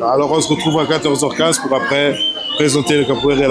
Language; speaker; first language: French; non-native, local second language; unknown